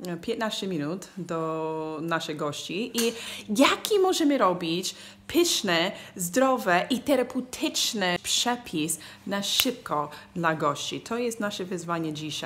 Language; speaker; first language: Polish; non-native, learner; English